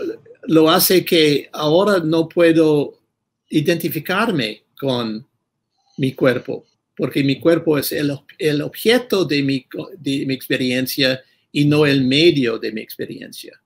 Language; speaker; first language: Spanish; non-native, fluent; English